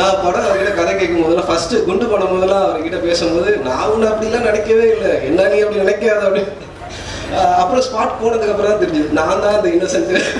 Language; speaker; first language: Tamil; native; Tamil